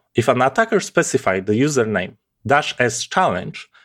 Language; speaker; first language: English; non-native, fluent; Polish